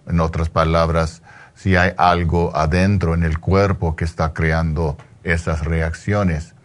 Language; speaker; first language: Spanish; early bilingual, heritage; Spanish